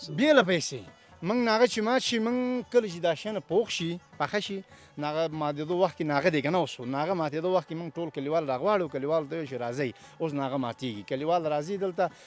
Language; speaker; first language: Pashto; non-native, local second language; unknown